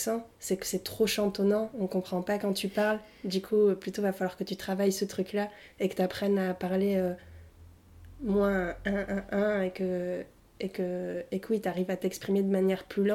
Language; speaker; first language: French; early bilingual, other home language; Arabic